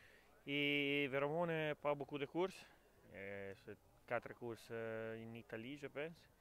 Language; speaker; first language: French; non-native, learner; Italian